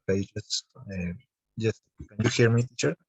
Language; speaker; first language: English; non-native, learner; Spanish